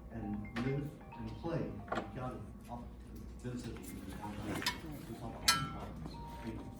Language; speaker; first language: English; non-native, local second language; Cantonese